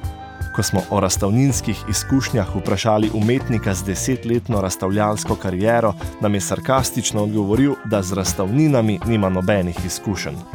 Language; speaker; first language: Slovenian; native; Slovenian